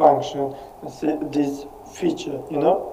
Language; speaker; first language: English; non-native, learner; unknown